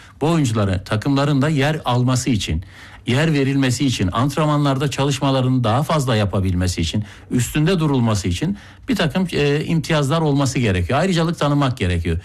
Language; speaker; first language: Turkish; native; Turkish